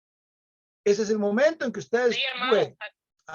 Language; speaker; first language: Spanish; native; Spanish